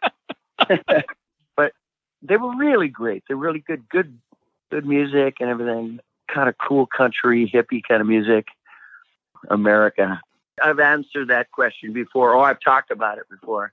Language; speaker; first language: English; native; English